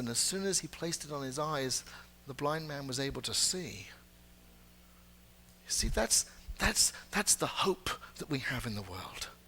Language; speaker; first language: English; native; English